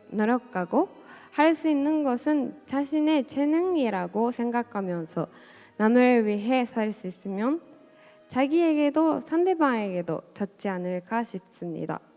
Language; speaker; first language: Korean; non-native, fluent; Japanese